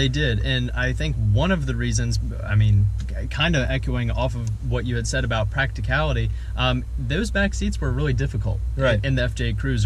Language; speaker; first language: English; native; English